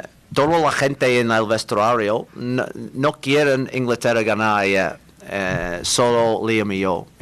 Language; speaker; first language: Spanish; non-native, learner; English